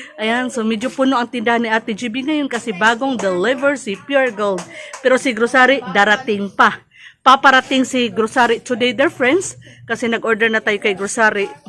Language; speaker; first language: Filipino; non-native, local second language; Cebuano